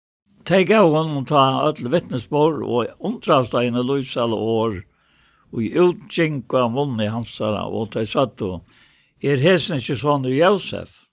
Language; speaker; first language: Danish; non-native, local second language; Faroese